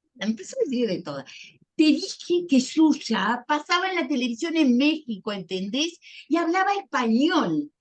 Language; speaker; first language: Spanish; native; Spanish